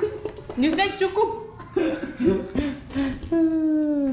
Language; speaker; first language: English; non-native, fluent; Serbian